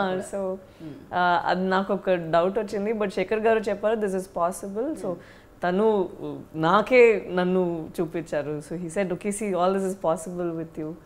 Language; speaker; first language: Telugu; non-native, learner; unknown